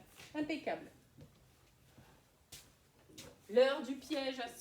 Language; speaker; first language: French; native; French